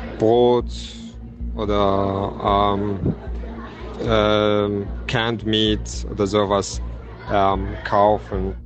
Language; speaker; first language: German; non-native, fluent; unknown